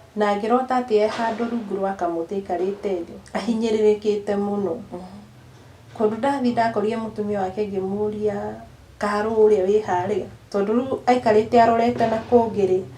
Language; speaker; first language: Kikuyu; non-native, local second language; Embu